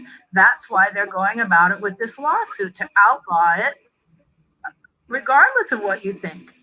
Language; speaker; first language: English; native; English